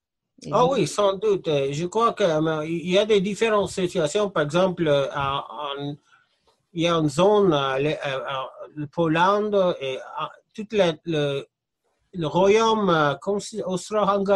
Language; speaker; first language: French; non-native, fluent; English